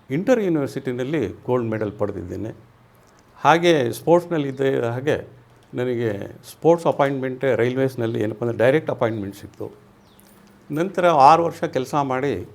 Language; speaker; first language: Kannada; non-native, local second language; Tamil